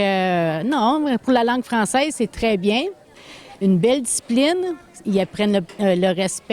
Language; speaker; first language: French; native; French